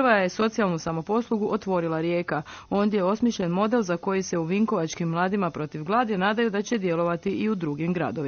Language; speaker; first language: Croatian; native; Croatian